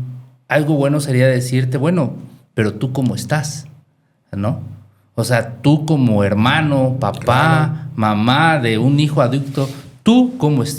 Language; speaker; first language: Spanish; native; Spanish